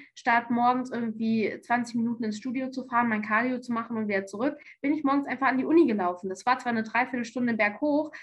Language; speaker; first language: German; native; German